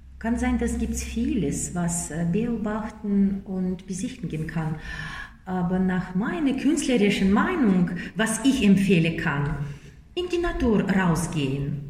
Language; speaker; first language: German; non-native, fluent; Russian